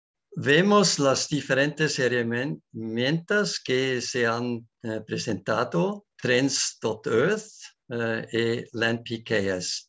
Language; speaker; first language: Spanish; non-native, learner; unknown